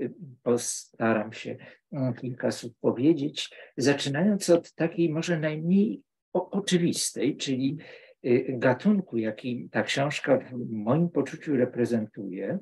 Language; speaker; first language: Polish; native; Polish